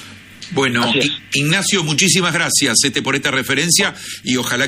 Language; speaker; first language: Spanish; native; Spanish